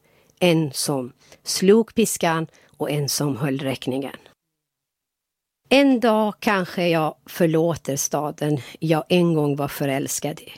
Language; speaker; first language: Swedish; non-native, fluent; Persian